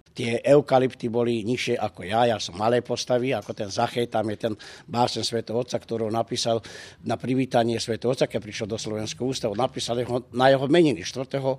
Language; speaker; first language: Slovak; early bilingual, heritage; Slovak